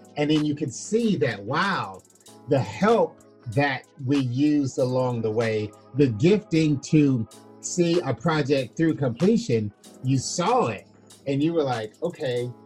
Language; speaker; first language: English; native; English